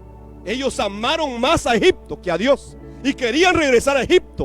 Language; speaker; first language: Spanish; native; Spanish